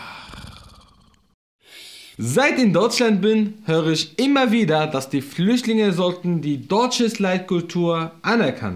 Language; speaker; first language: German; non-native, fluent; Arabic